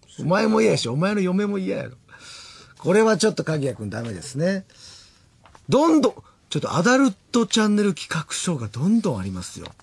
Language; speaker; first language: Japanese; native; Japanese